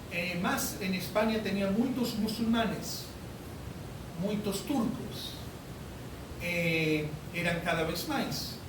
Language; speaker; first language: Spanish; non-native, learner; Portuguese